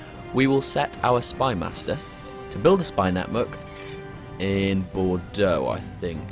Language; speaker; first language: English; native; English